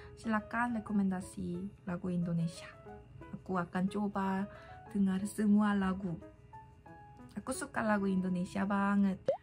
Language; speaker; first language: Indonesian; non-native, learner; Korean